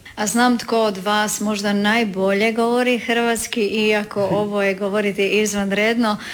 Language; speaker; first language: Croatian; native; Croatian